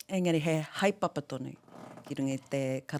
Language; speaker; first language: Māori; non-native, local second language; English